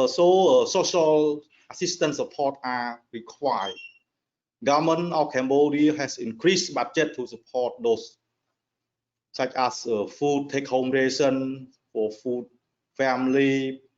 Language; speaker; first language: English; non-native, learner; Khmer